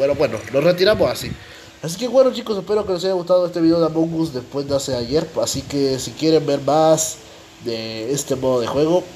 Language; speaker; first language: Spanish; native; Spanish